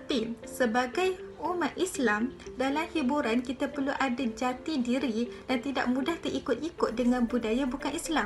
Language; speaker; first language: Malay; native; Malay